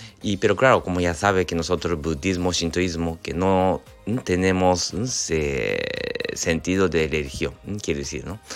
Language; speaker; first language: Spanish; non-native, learner; Japanese